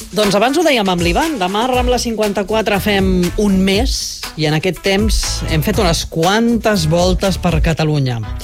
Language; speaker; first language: Catalan; native; Catalan